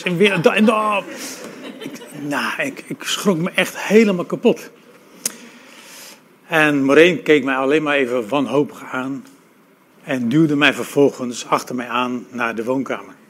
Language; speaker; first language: Dutch; native; Dutch